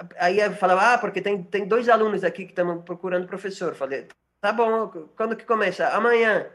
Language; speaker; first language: Portuguese; non-native, fluent; Spanish